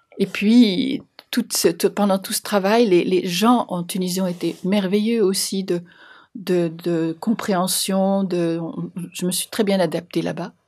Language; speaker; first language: French; native; French